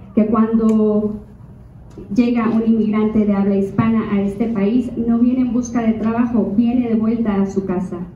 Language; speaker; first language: Spanish; native; Spanish